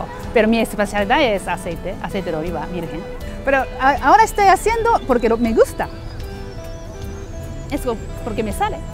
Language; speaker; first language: Spanish; non-native, learner; Japanese